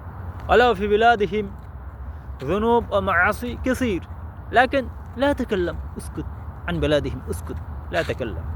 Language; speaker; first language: Arabic; non-native, learner; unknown